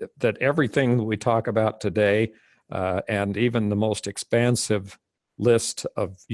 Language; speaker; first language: English; native; English